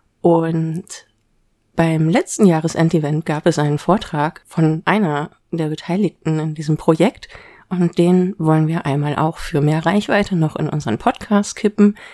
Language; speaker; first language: German; native; German